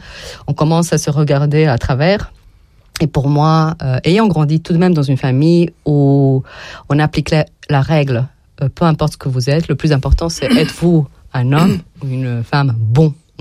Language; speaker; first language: French; non-native, fluent; Serbian